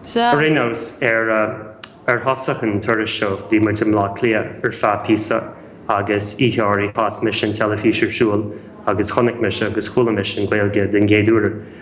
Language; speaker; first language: Irish; non-native, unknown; English